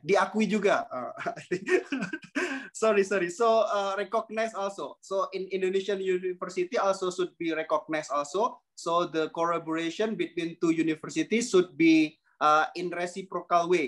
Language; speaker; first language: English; non-native, learner; Indonesian